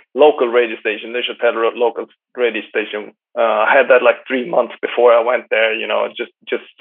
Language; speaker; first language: English; non-native, fluent; Swedish